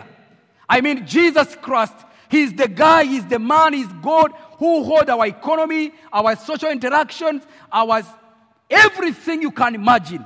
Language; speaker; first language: English; non-native, local second language; Kinyarwanda